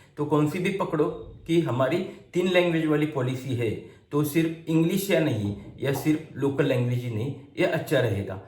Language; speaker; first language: Hindi; non-native, local second language; Marathi